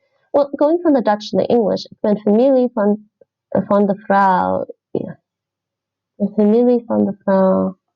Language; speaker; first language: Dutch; non-native, learner; English